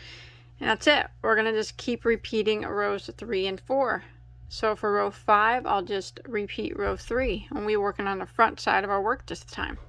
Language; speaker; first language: English; native; English